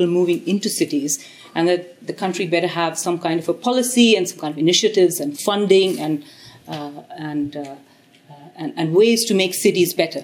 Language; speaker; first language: English; non-native, local second language; Tamil